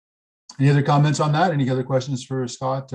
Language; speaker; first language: English; native; English